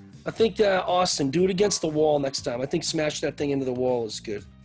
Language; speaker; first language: English; native; English